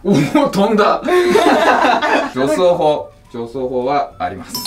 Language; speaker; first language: Japanese; native; Japanese